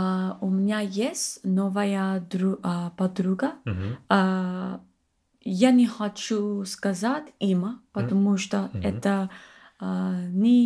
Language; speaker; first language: Russian; non-native, learner; English